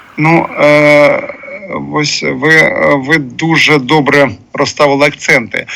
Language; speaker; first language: Ukrainian; non-native, local second language; Russian